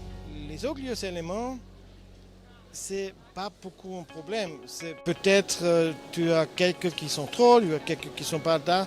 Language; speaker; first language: French; non-native, learner; German